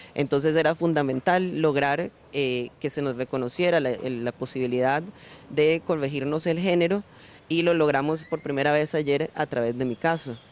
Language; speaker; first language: Spanish; native; Spanish